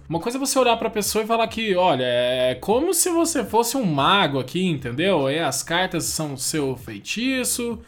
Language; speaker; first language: Portuguese; native; Portuguese